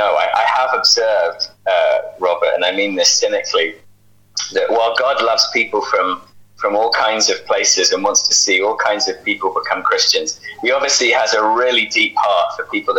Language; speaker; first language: English; native; English